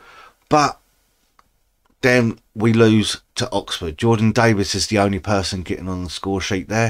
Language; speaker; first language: English; native; English